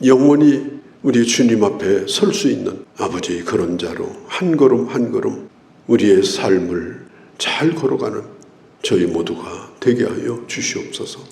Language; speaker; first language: Korean; native; Korean